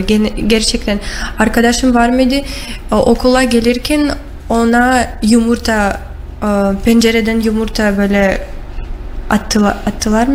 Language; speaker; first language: Turkish; non-native, learner; Russian